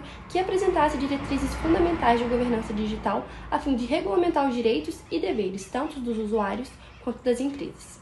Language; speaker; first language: Portuguese; native; Portuguese